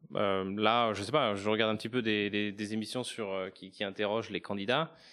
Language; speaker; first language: French; native; French